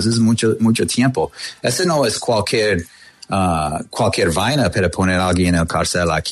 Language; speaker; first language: Spanish; non-native, fluent; English